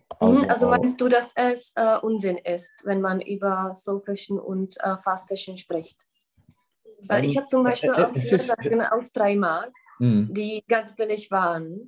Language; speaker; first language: German; non-native, fluent; Czech